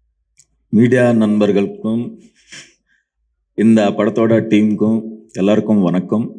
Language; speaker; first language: Tamil; non-native, learner; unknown